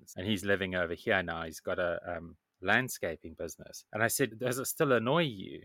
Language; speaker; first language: English; native; English